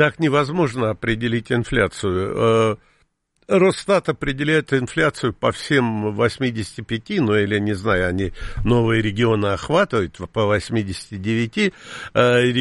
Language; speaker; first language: Russian; native; Russian